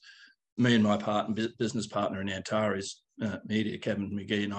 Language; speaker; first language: English; native; English